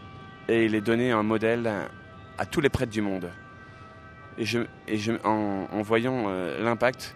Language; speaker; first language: French; native; French